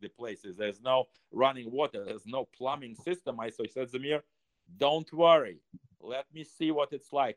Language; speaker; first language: English; non-native, fluent; Russian